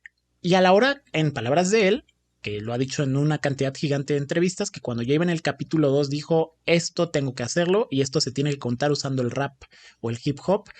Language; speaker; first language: Spanish; native; Spanish